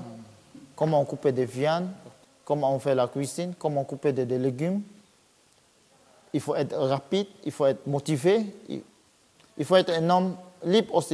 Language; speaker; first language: French; non-native, learner; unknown